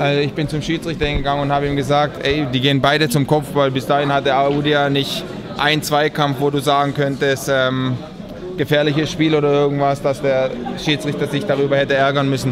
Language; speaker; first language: German; native; German